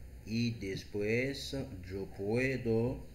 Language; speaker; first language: Spanish; non-native, learner; Haitian Creole